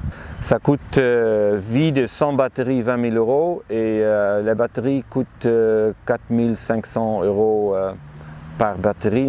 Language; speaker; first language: French; non-native, fluent; Dutch